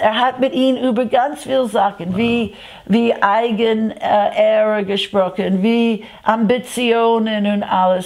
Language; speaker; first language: German; non-native, fluent; English